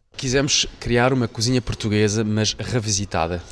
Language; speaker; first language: Portuguese; non-native, fluent; Dutch